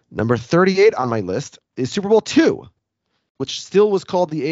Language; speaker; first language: English; native; English